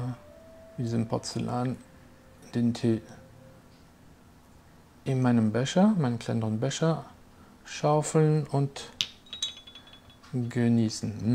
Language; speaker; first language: German; non-native, fluent; French